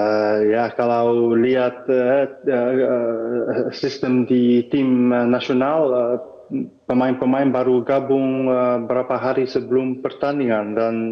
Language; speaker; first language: Indonesian; non-native, fluent; Dutch